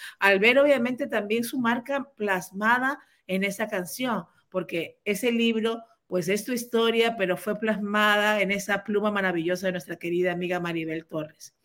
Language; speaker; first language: Spanish; native; Spanish